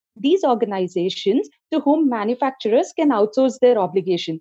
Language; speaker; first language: English; non-native, local second language; Telugu